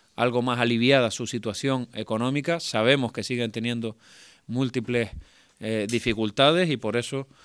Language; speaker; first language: Spanish; native; Spanish